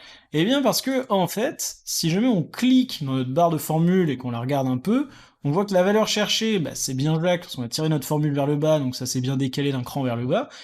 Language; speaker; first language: French; native; French